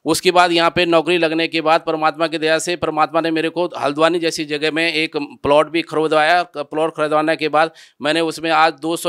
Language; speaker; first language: Hindi; native; Hindi